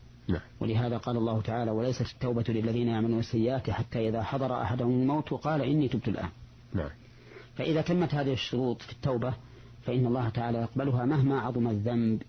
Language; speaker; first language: Arabic; native; Arabic